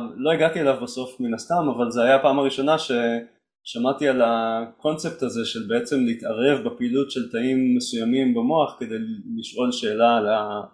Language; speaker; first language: Hebrew; native; Hebrew